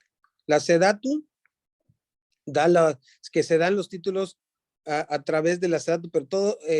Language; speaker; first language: Spanish; native; Spanish